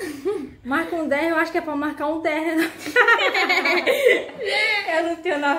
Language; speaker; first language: Portuguese; native; Portuguese